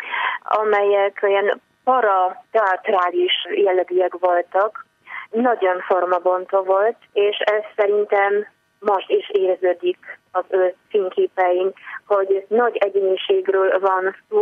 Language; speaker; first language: Hungarian; non-native, fluent; Polish